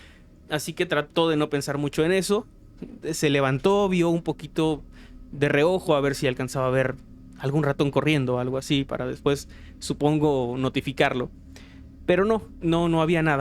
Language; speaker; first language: Spanish; native; Spanish